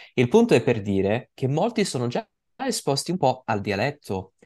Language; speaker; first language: Italian; non-native, fluent; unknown